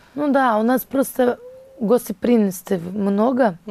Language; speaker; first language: Russian; non-native, fluent; Portuguese